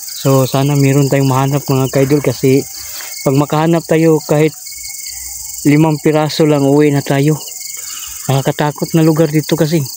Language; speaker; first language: Filipino; non-native, local second language; Cebuano